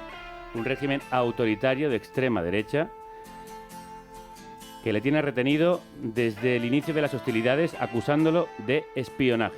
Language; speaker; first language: Spanish; native; Spanish